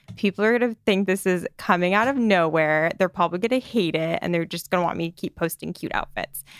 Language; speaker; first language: English; native; English